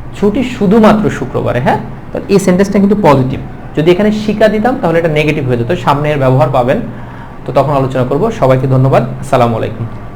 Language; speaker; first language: Bangla; native; Bangla